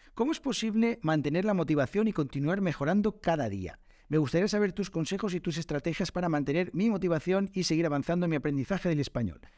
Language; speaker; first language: Spanish; native; Spanish